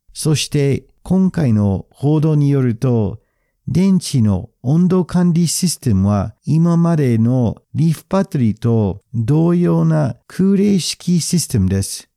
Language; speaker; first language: Japanese; non-native, fluent; English